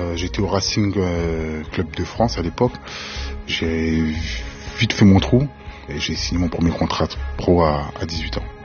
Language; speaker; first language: French; native; French